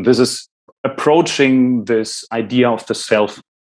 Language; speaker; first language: English; non-native, fluent; German